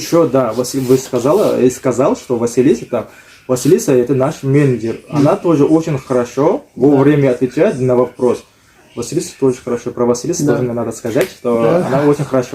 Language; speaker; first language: Russian; non-native, learner; Uzbek